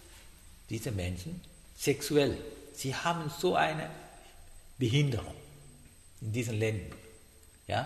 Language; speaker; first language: German; non-native, learner; Sinhala